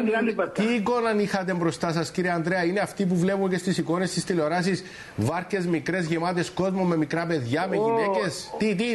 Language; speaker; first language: Greek; native; Greek